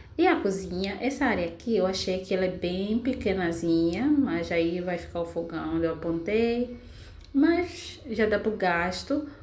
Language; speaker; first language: Portuguese; native; Portuguese